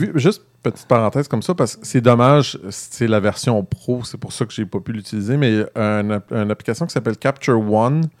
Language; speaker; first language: French; native; French